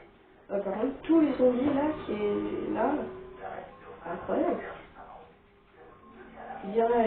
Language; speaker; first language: French; native; French